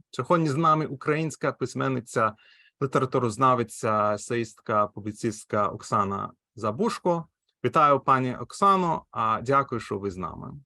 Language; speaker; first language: Ukrainian; non-native, fluent; English